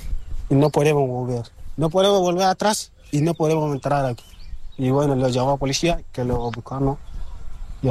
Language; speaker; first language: Spanish; non-native, learner; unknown